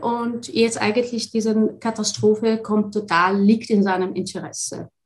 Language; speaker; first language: German; non-native, fluent; Arabic